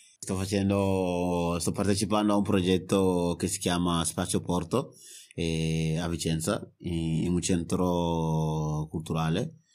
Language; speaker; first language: Italian; non-native, fluent; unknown